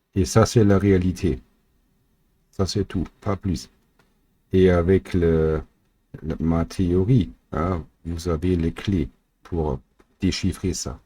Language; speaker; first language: French; non-native, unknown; German